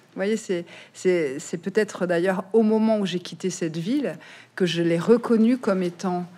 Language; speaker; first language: French; native; French